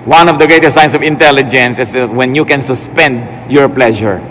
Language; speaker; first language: English; non-native, local second language; Filipino